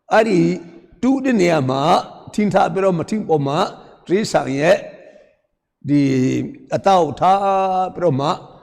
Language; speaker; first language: Burmese; non-native, local second language; Hakha Chin